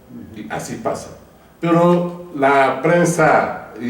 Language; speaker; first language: Spanish; non-native, fluent; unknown